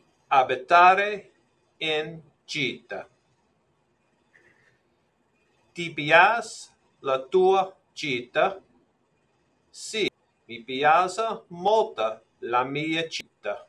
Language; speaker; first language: Italian; non-native, learner; English